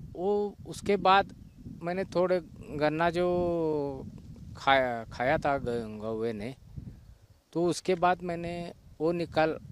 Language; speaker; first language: Hindi; non-native, local second language; Marathi